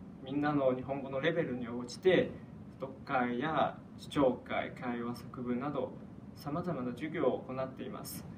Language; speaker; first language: Japanese; non-native, fluent; Chinese